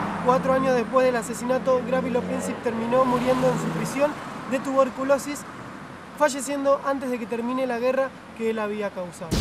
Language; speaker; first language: Spanish; native; Spanish